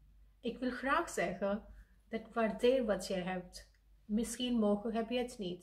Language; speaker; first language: Dutch; non-native, fluent; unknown